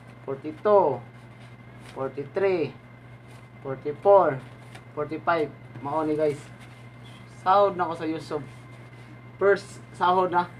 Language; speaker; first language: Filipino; non-native, local second language; Cebuano